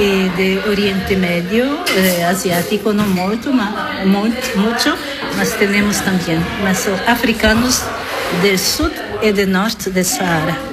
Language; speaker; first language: Spanish; non-native, learner; Italian